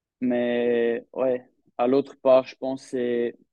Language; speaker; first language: French; non-native, local second language; German